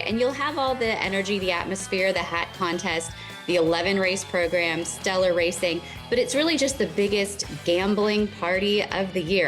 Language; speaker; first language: English; native; English